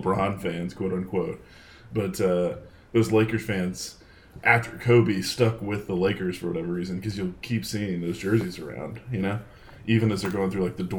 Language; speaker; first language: English; native; English